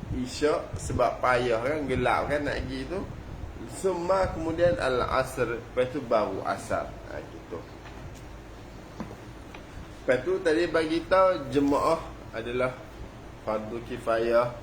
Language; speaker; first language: Malay; native; Malay